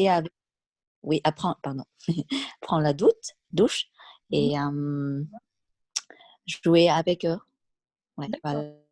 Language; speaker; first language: French; non-native, learner; Vietnamese